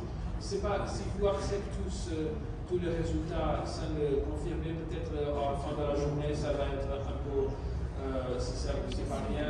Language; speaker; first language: French; non-native, learner; Spanish